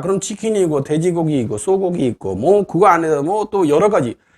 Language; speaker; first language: Korean; non-native, fluent; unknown